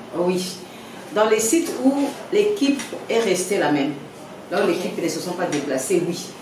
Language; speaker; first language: French; non-native, local second language; Lingala